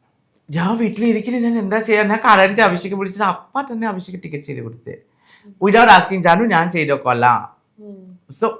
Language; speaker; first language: Malayalam; non-native, local second language; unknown